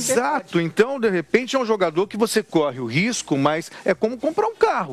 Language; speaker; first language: Portuguese; native; Portuguese